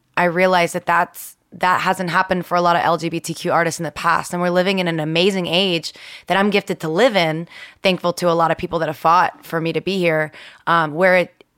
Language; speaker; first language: English; early bilingual, other home language; Spanish